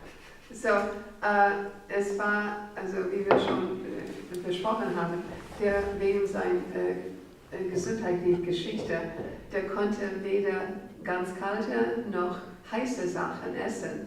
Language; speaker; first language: German; non-native, fluent; English